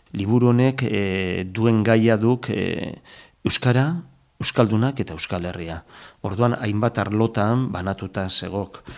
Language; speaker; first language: Basque; native; Basque